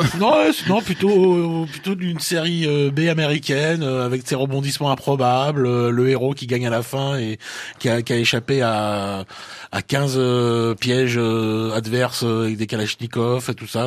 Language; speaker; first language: French; native; French